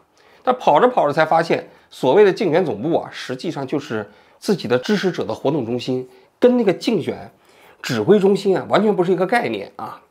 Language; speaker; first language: Chinese; native; Chinese